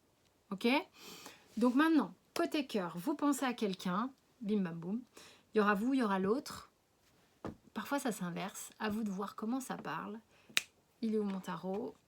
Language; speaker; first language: French; native; French